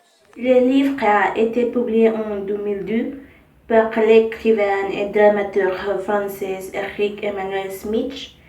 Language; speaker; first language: French; non-native, learner; Spanish